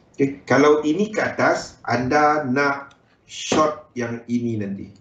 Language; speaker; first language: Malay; native; Malay